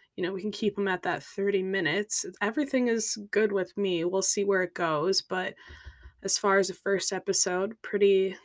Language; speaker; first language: English; native; English